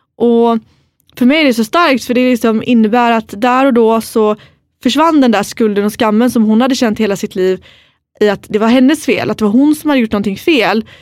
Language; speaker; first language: Swedish; native; Swedish